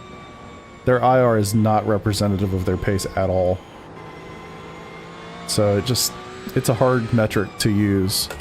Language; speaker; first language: English; native; English